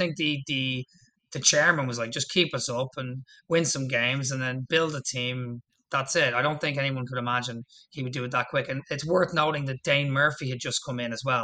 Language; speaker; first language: English; native; English